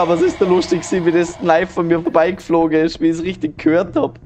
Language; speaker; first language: German; native; German